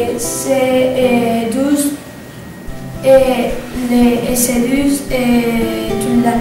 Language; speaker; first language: French; non-native, learner; Spanish